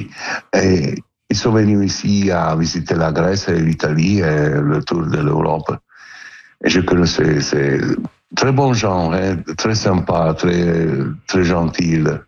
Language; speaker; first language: French; non-native, learner; Italian